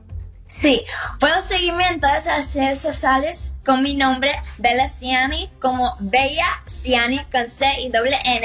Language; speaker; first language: Spanish; early bilingual, heritage; English